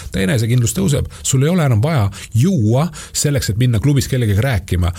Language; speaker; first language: Estonian; native; Estonian